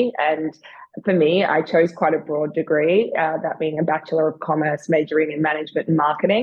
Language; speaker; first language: English; native; English